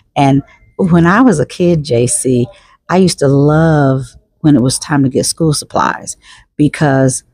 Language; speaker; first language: English; native; English